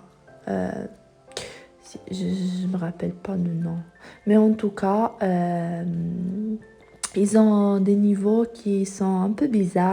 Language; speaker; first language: French; non-native, fluent; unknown